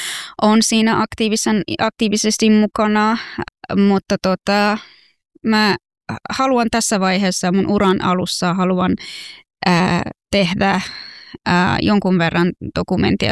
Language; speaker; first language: Finnish; non-native, fluent; Persian